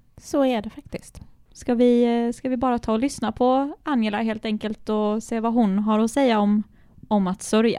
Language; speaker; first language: Swedish; native; Swedish